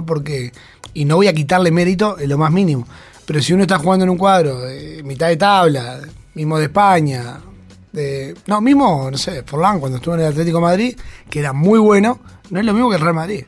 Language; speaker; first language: Spanish; native; Spanish